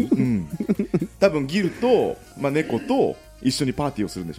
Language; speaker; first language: Japanese; native; Japanese